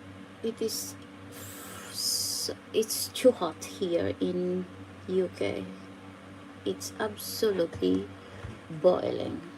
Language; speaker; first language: English; non-native, fluent; Filipino